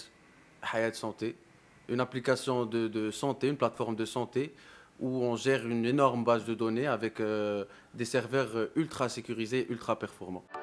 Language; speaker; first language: French; non-native, local second language; Arabic